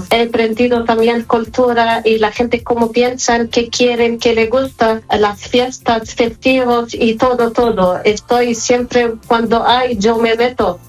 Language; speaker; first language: Spanish; non-native, fluent; Arabic